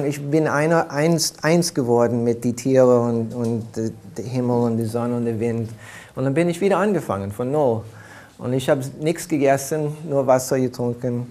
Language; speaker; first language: German; early bilingual, heritage; German